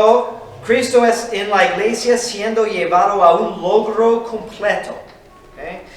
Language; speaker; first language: Spanish; non-native, fluent; English